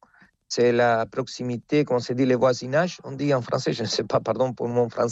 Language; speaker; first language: French; non-native, fluent; Spanish